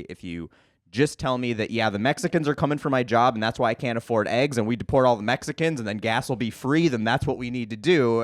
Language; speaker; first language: English; native; English